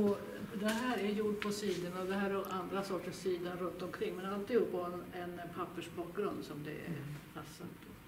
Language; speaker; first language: Swedish; native; Swedish